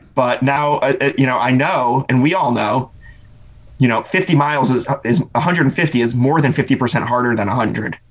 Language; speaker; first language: English; native; English